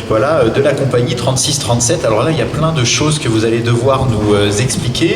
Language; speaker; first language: French; native; French